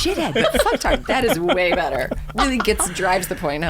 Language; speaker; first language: English; native; English